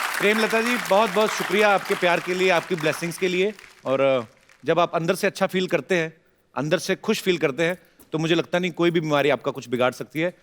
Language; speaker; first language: Hindi; non-native, local second language; Punjabi